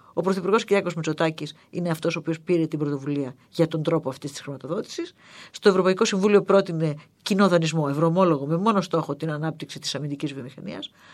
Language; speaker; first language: Greek; native; Greek